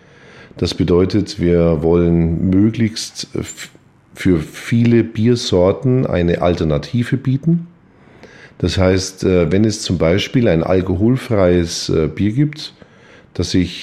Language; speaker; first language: German; native; German